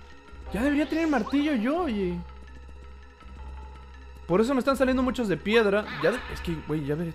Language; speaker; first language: Spanish; native; Spanish